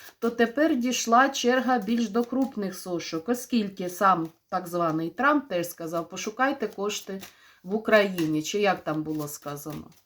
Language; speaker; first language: Ukrainian; non-native, local second language; Russian